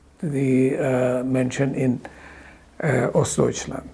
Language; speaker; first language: German; non-native, fluent; Persian